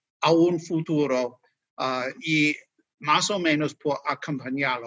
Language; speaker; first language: Spanish; non-native, learner; English